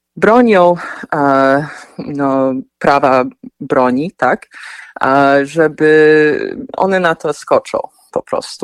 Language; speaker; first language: Polish; early bilingual, heritage; Polish